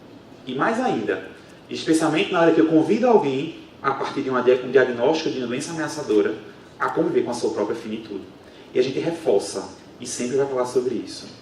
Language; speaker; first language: Portuguese; native; Portuguese